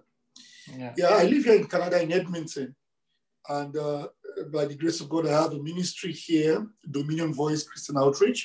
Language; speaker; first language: English; non-native, local second language; Yoruba